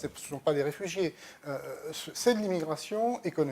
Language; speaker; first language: French; native; French